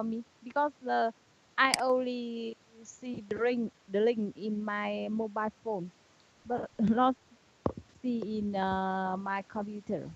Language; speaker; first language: English; non-native, learner; Vietnamese